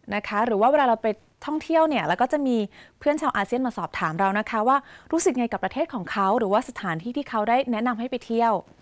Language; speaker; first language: Thai; native; Thai